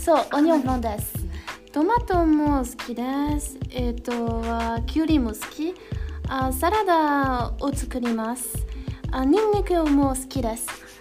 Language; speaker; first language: Japanese; non-native, learner; French